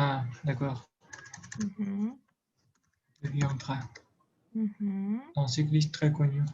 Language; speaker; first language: French; non-native, learner; Russian